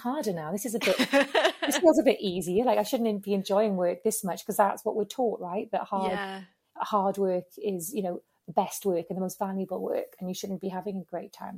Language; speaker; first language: English; native; English